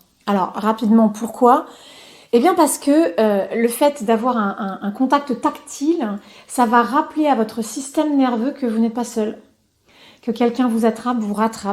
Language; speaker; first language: French; native; French